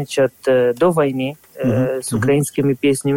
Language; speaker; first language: Russian; non-native, fluent; Arabic